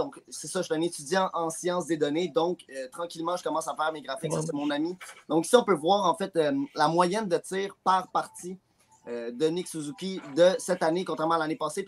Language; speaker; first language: French; native; French